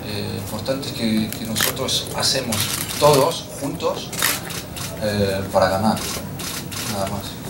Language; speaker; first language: Spanish; non-native, fluent; French